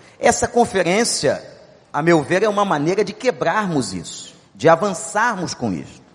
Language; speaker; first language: Portuguese; native; Portuguese